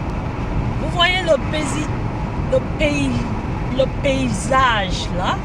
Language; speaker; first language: French; non-native, fluent; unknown